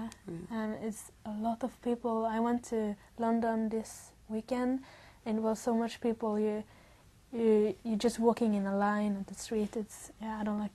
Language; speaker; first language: English; non-native, learner; Norwegian